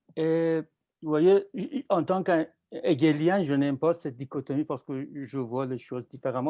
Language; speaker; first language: French; non-native, fluent; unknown